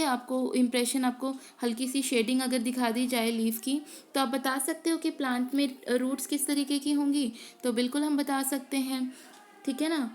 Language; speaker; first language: Hindi; native; Hindi